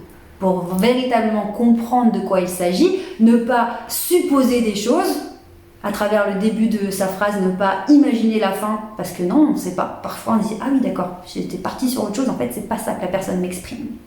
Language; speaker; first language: French; native; French